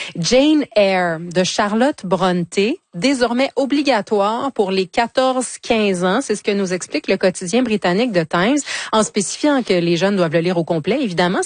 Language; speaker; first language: French; native; French